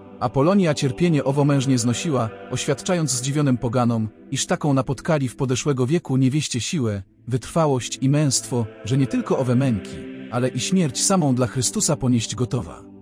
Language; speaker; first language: Polish; native; Polish